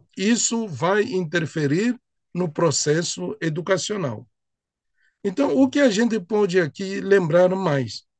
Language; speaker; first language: Portuguese; non-native, fluent; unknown